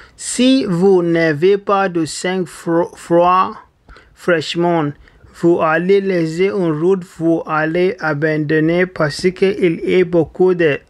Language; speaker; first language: French; non-native, learner; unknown